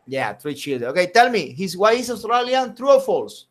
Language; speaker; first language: English; non-native, fluent; Spanish